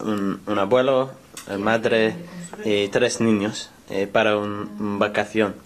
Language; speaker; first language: Spanish; non-native, learner; English